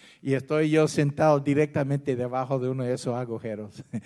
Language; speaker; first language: Spanish; non-native, fluent; English